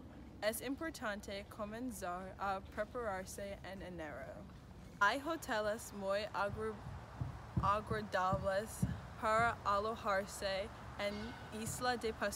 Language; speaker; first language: Spanish; non-native, learner; English